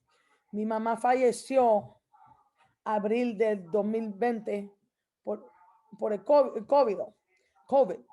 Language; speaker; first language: Spanish; early bilingual, heritage; Spanish